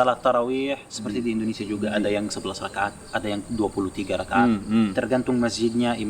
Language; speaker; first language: Indonesian; non-native, fluent; Arabic